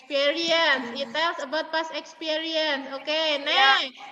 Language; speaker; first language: English; non-native, fluent; Indonesian